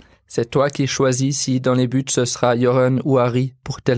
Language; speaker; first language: French; native; French